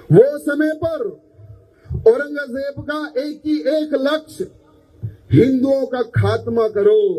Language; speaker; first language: Hindi; non-native, local second language; Telugu